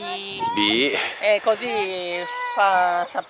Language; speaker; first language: Italian; non-native, learner; Japanese